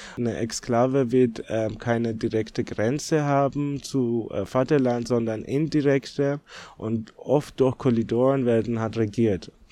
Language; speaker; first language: German; non-native, fluent; Persian